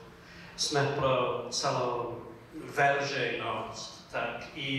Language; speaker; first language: Czech; non-native, fluent; English